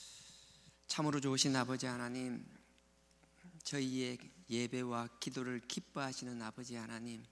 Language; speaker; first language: Korean; native; Korean